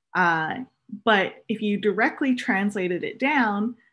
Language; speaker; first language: English; native; English